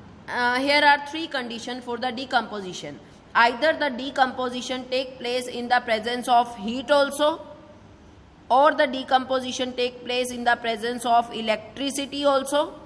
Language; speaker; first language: English; non-native, local second language; Hindi